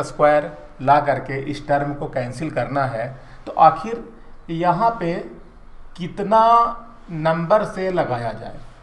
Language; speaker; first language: Hindi; native; Hindi